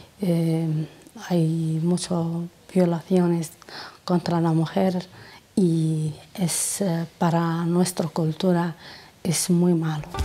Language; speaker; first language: Spanish; non-native, learner; Arabic